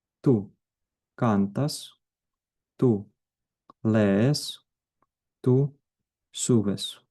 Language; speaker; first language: Spanish; non-native, fluent; Ukrainian